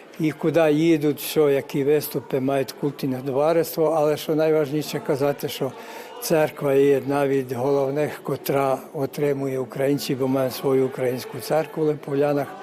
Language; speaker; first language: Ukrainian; early bilingual, heritage; Ukrainian